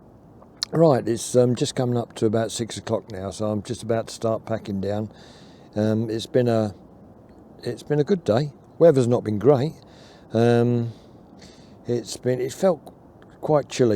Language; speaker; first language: English; native; English